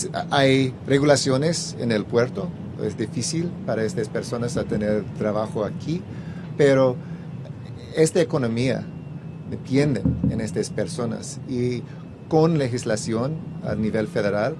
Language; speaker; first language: Spanish; early bilingual, heritage; English